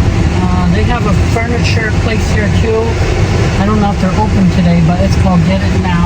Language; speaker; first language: English; early bilingual, other home language; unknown